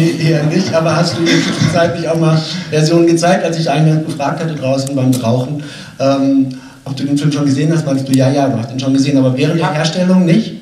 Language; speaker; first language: German; native; German